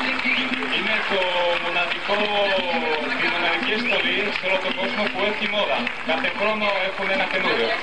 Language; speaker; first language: Greek; non-native, learner; Spanish